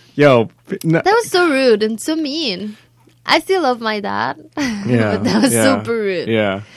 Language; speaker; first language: English; non-native, fluent; Spanish